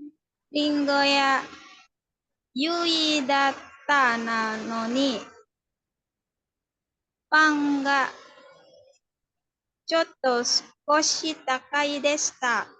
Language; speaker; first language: Japanese; non-native, learner; Indonesian